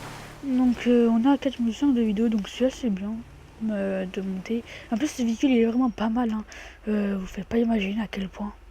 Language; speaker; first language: French; native; French